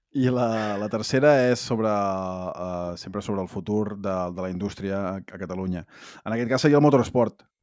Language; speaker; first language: Catalan; native; Catalan